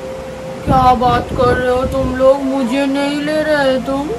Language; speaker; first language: Hindi; non-native, local second language; Bangla